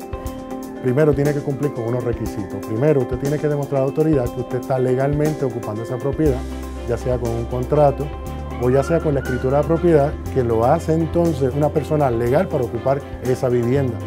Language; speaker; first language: Spanish; native; Spanish